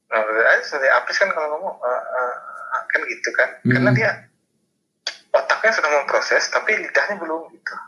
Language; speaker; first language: Indonesian; non-native, local second language; Minangkabau